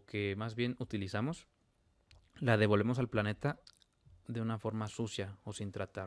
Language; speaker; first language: Spanish; native; Spanish